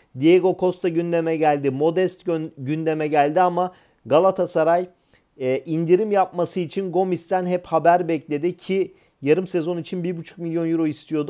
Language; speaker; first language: Turkish; native; Turkish